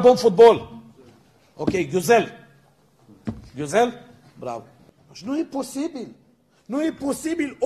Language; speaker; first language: Portuguese; non-native, learner; Romanian